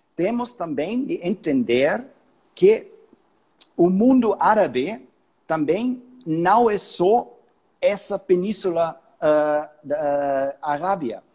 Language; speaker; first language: Portuguese; non-native, fluent; German